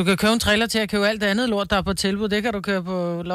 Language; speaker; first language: Danish; native; Danish